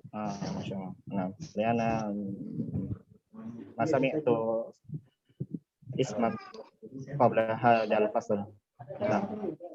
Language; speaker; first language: Arabic; non-native, fluent; Indonesian